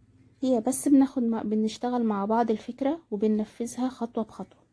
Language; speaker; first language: Arabic; native; Arabic